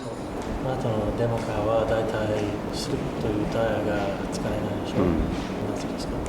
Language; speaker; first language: Japanese; non-native, learner; English